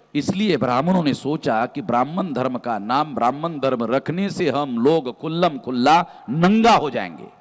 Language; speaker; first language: Hindi; non-native, local second language; Marathi